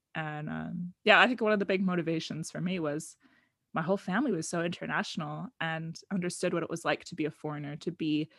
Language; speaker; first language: English; native; English